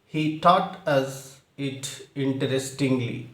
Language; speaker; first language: English; non-native, local second language; Telugu